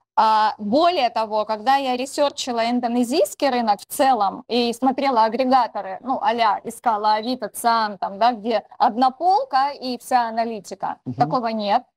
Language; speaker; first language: Russian; native; Russian